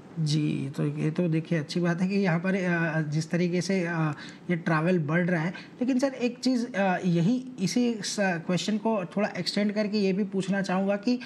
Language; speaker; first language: Hindi; non-native, local second language; Gujarati